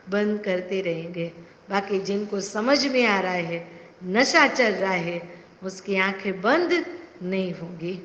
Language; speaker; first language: Hindi; non-native, local second language; Gujarati